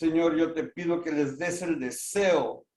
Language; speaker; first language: Spanish; native; Spanish